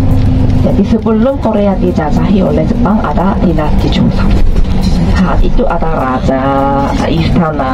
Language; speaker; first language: Indonesian; non-native, fluent; Korean